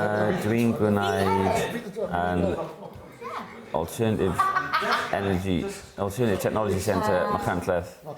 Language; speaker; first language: Welsh; non-native, learner; English